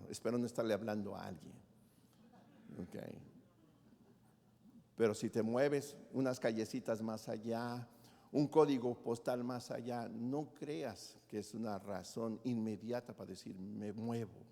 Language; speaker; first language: Spanish; native; Spanish